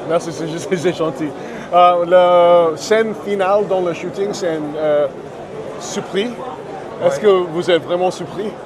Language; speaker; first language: French; non-native, learner; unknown